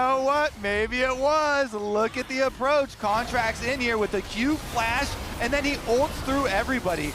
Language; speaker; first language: English; native; English